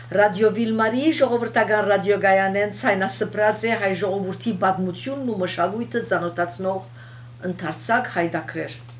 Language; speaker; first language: Armenian; early bilingual, heritage; Armenian